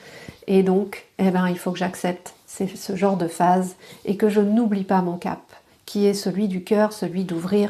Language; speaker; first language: French; native; French